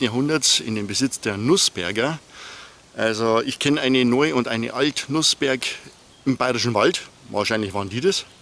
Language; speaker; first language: German; native; German